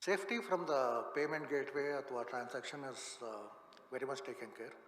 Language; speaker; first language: English; non-native, local second language; Kannada